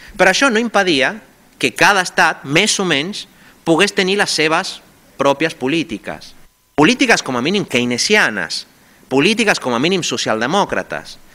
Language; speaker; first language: Catalan; non-native, fluent; Spanish